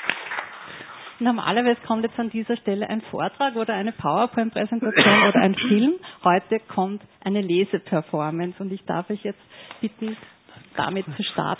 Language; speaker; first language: German; native; German